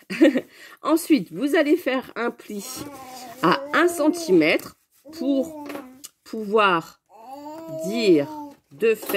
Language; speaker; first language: French; native; French